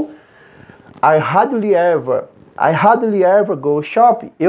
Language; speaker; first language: English; non-native, fluent; Portuguese